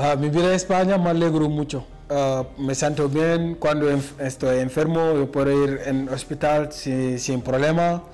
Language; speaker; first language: Spanish; non-native, learner; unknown